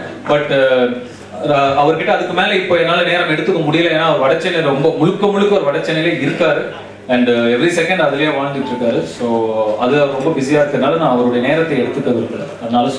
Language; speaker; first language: Tamil; native; Tamil